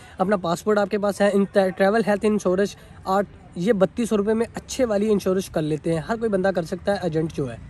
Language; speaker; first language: Urdu; non-native, local second language; Punjabi